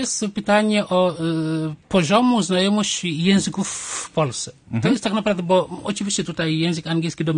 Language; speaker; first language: Polish; non-native, fluent; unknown